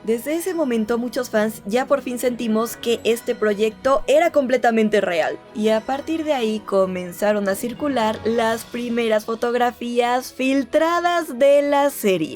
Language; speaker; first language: Spanish; native; Spanish